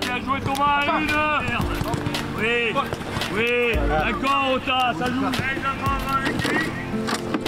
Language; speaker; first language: French; native; French